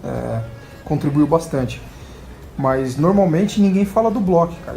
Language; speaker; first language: Portuguese; native; Portuguese